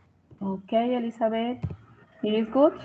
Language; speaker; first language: English; non-native, fluent; Spanish